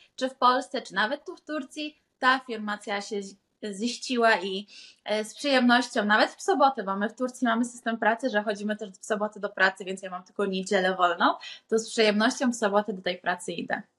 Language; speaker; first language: Polish; native; Polish